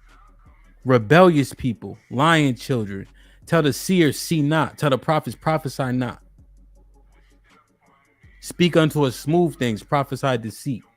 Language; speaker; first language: English; native; English